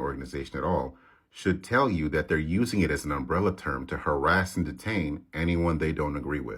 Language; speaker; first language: English; native; English